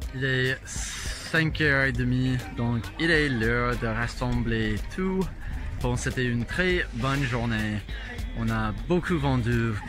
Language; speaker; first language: French; non-native, fluent; English